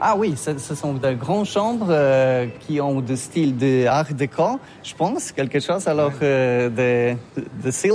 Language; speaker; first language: French; non-native, learner; Polish